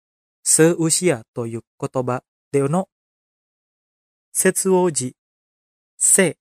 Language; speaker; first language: Japanese; non-native, fluent; Indonesian